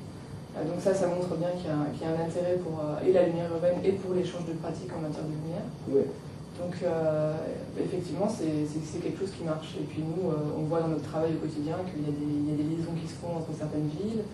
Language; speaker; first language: French; native; French